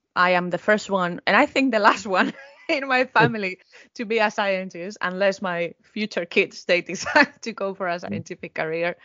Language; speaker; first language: English; non-native, fluent; Spanish